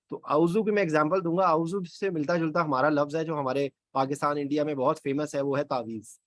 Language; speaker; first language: Urdu; native; Urdu